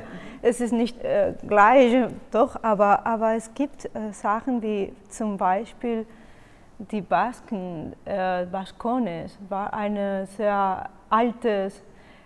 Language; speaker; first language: German; non-native, learner; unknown